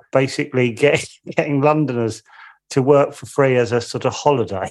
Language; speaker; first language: English; native; English